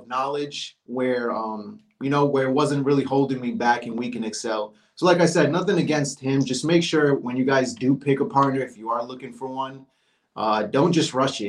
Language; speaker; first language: English; native; English